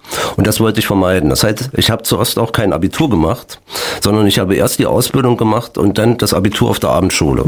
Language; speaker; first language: German; native; German